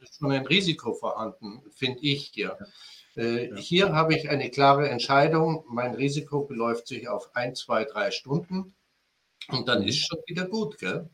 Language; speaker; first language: German; native; German